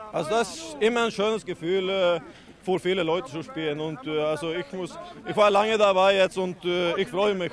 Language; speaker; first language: German; non-native, fluent; Swedish